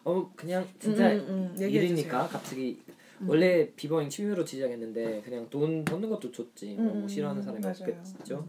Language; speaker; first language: Korean; non-native, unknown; German